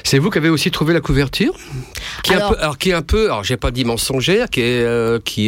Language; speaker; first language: French; native; French